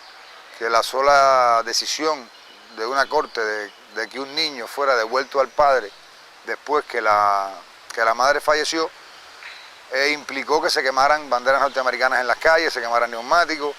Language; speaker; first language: Spanish; native; Spanish